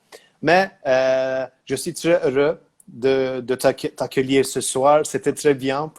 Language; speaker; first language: French; non-native, learner; Turkish